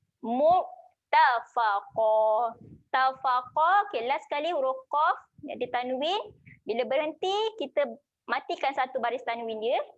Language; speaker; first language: Malay; native; Malay